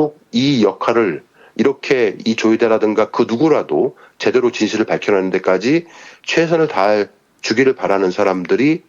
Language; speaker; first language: Korean; native; Korean